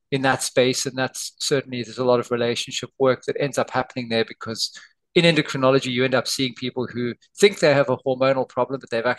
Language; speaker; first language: English; native; English